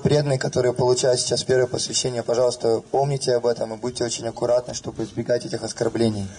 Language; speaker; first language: Russian; native; Russian